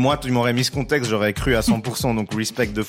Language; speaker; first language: French; native; French